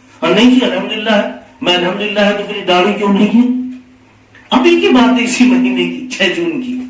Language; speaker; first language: Urdu; native; Urdu